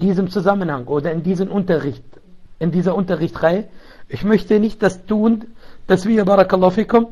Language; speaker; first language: German; non-native, local second language; Arabic